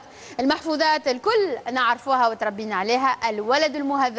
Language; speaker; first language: Arabic; native; Arabic